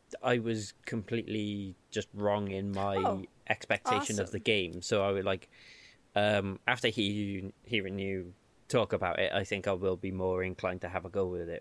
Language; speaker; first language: English; native; English